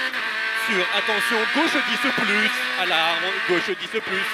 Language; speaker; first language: French; native; French